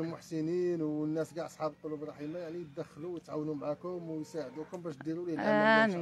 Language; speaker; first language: Arabic; native; Arabic